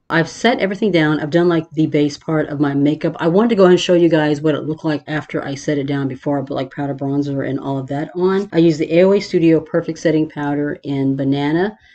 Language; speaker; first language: English; native; English